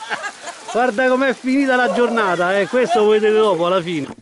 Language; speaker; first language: Italian; native; Italian